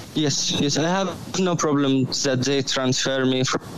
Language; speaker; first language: English; non-native, learner; Arabic